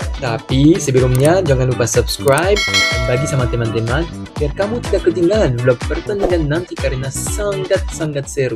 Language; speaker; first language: Indonesian; non-native, fluent; French